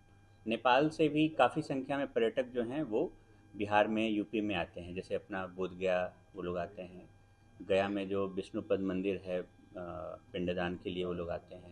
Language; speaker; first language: Hindi; native; Hindi